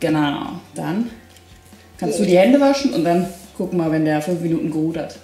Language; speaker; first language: German; native; German